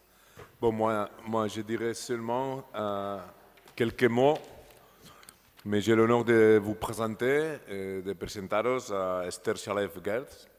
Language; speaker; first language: French; non-native, fluent; Spanish